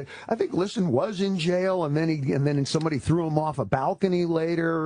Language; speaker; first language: English; native; English